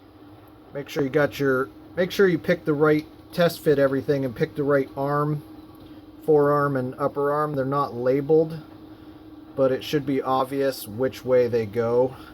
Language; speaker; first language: English; native; English